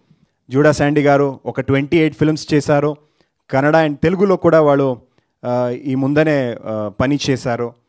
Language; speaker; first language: Telugu; non-native, learner; Kannada